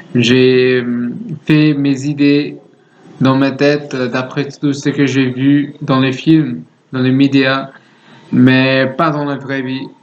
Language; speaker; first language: French; non-native, learner; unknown